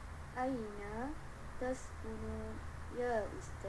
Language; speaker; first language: Arabic; non-native, learner; Malay